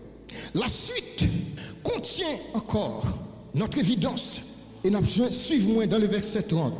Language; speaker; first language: French; non-native, local second language; Haitian Creole